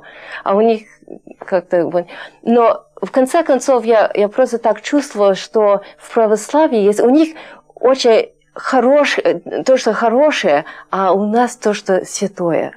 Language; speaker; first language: Russian; non-native, fluent; English